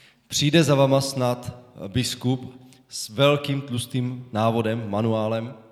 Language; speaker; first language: Czech; native; Czech